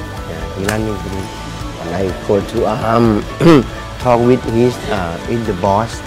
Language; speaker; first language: English; non-native, learner; Thai